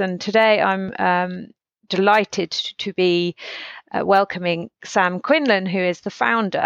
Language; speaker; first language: English; native; English